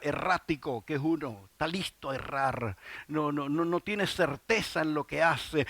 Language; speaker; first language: Spanish; native; Spanish